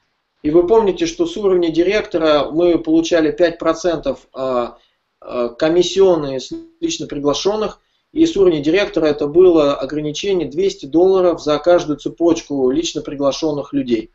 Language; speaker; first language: Russian; native; Russian